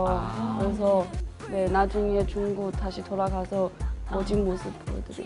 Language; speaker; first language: Korean; non-native, fluent; Chinese